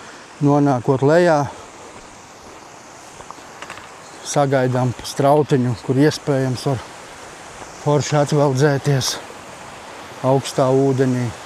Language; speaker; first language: Latvian; native; Latvian